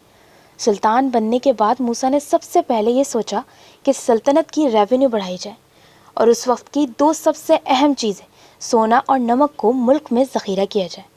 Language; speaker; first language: Urdu; native; Urdu